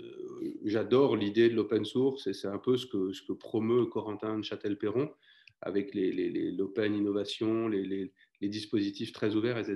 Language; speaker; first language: French; native; French